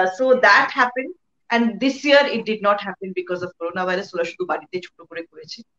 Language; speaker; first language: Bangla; early bilingual, heritage; Bangla